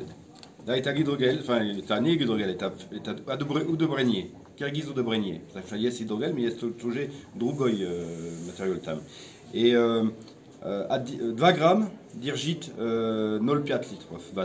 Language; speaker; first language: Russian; non-native, learner; French